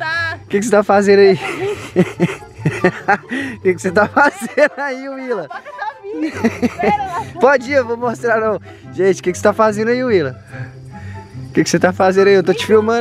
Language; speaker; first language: Portuguese; native; Portuguese